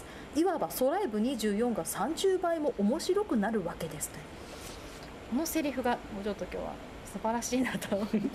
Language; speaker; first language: Japanese; native; Japanese